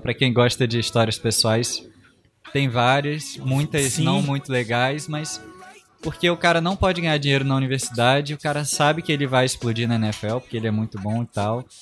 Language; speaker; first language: Portuguese; native; Portuguese